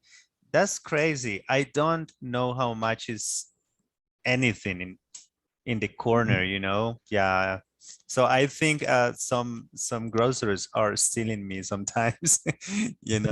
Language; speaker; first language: English; non-native, learner; Spanish